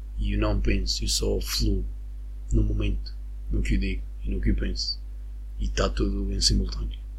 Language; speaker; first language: Portuguese; non-native, fluent; Spanish